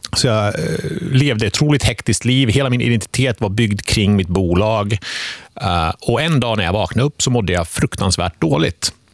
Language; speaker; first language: Swedish; native; Swedish